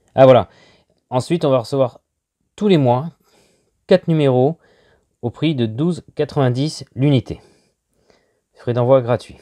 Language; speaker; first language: French; native; French